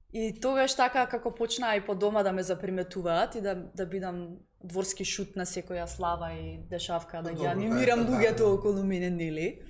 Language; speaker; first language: Macedonian; native; Macedonian